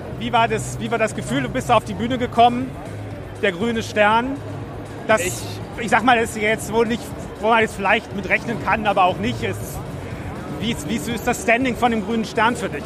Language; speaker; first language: German; native; German